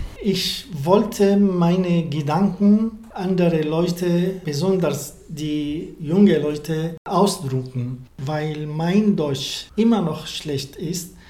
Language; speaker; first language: German; non-native, learner; Arabic